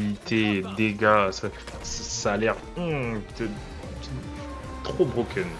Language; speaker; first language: French; native; French